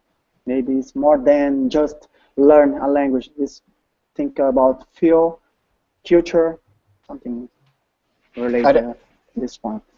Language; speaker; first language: English; non-native, learner; Portuguese